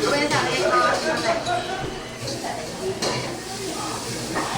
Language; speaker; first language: Japanese; native; Japanese